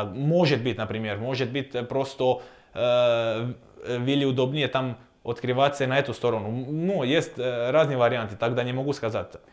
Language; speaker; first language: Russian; non-native, learner; Croatian